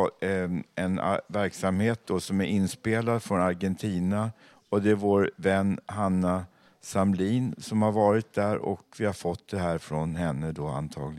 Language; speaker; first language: Swedish; native; Swedish